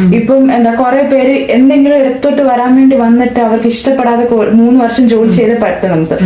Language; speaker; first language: Malayalam; non-native, local second language; English